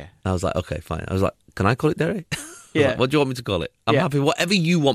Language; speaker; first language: English; native; English